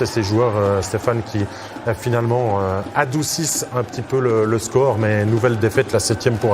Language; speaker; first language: French; native; French